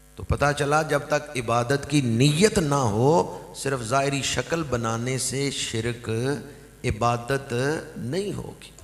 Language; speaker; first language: Urdu; non-native, local second language; Punjabi